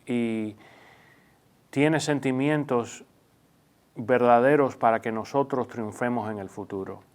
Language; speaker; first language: Spanish; native; Spanish